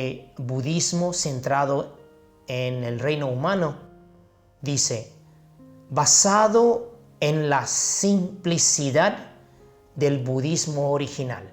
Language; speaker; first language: Spanish; non-native, fluent; Chinese